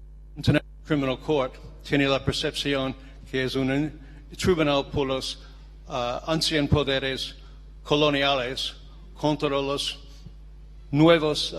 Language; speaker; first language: Spanish; non-native, learner; English